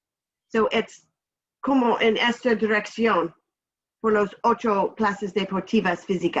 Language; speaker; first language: Spanish; non-native, learner; English